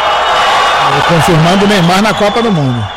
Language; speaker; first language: Portuguese; native; Portuguese